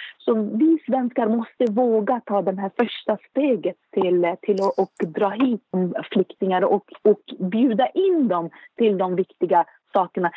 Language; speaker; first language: Swedish; non-native, fluent; Arabic